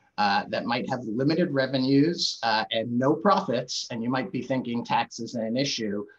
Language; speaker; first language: English; native; English